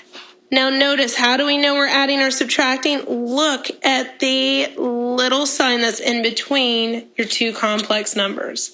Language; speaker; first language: English; native; English